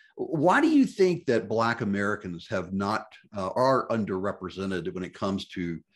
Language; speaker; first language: English; native; English